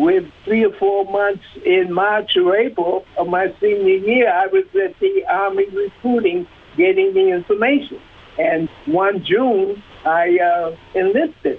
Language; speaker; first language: English; native; English